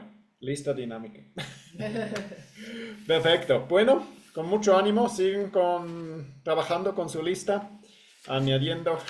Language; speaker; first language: Spanish; non-native, fluent; English